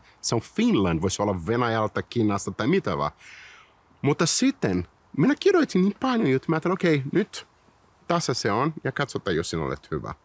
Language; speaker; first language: Finnish; non-native, fluent; Portuguese